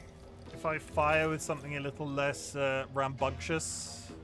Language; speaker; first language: English; native; English